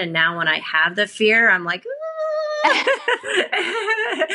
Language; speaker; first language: English; native; English